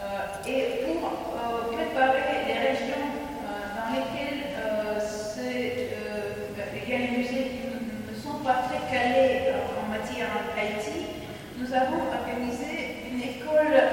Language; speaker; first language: French; non-native, fluent; Russian